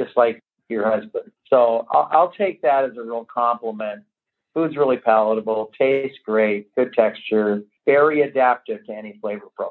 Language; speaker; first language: English; native; English